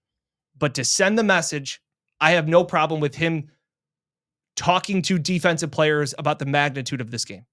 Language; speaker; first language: English; native; English